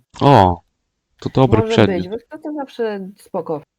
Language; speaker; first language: Polish; native; Polish